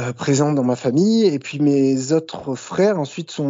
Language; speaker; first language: French; native; French